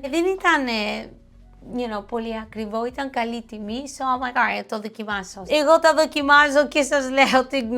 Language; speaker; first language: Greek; early bilingual, heritage; Greek